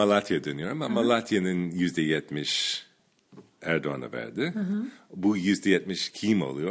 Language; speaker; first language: Turkish; non-native, fluent; English